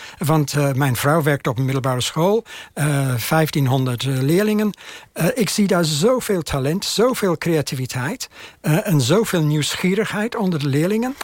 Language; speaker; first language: Dutch; non-native, fluent; English